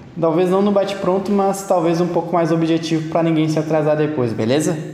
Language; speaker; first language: Portuguese; native; Portuguese